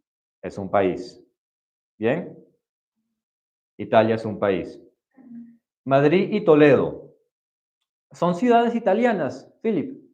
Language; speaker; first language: Spanish; non-native, fluent; English